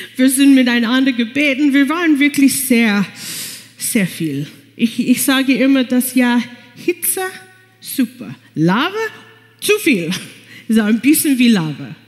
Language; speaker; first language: German; non-native, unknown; English